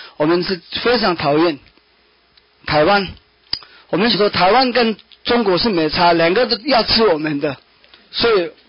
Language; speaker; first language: Chinese; non-native, learner; Tibetan